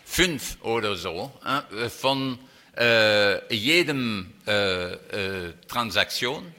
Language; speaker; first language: German; non-native, fluent; French